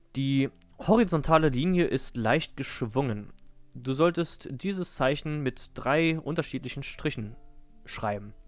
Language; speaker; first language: German; native; German